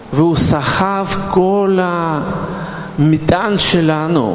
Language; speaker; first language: Hebrew; non-native, fluent; Russian